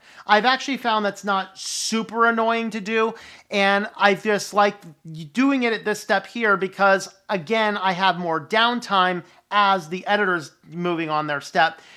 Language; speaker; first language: English; native; English